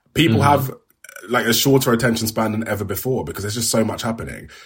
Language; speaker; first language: English; native; English